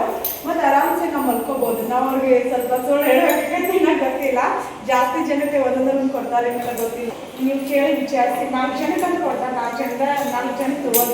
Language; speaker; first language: Kannada; native; Kannada